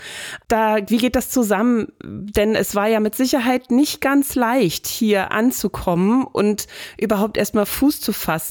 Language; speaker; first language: German; native; German